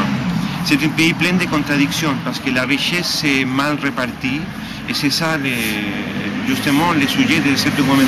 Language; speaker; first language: French; non-native, fluent; Spanish